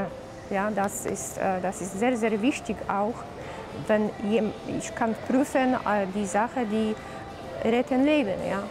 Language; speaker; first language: German; non-native, learner; Polish